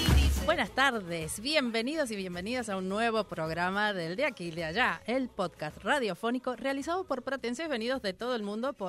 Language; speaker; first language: Spanish; native; Spanish